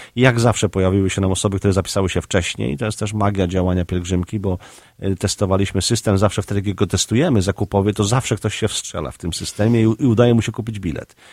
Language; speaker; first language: Polish; native; Polish